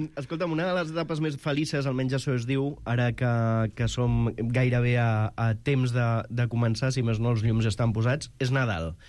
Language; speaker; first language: Catalan; native; Catalan